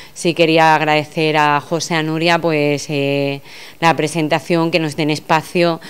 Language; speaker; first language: Spanish; native; Spanish